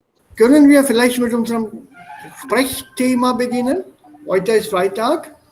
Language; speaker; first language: German; non-native, fluent; Hindi